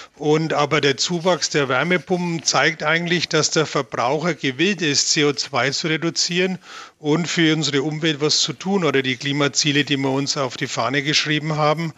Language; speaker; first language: German; native; German